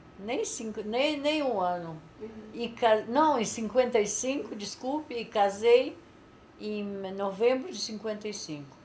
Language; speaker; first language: Portuguese; non-native, fluent; French